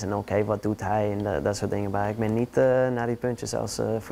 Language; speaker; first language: Dutch; non-native, fluent; English